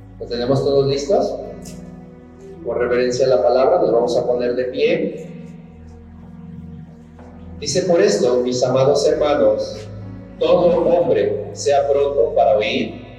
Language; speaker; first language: Spanish; native; Spanish